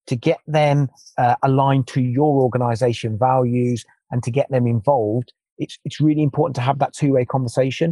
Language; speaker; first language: English; native; English